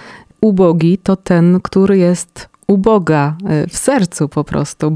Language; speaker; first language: Polish; native; Polish